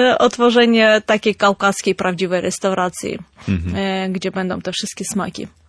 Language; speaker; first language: Polish; non-native, fluent; Armenian